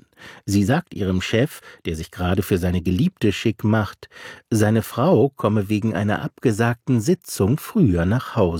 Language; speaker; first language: German; native; German